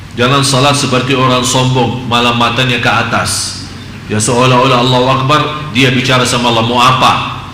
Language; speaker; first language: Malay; non-native, fluent; Arabic